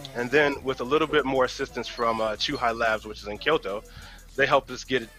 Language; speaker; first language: English; native; English